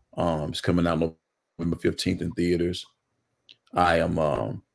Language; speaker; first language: English; native; English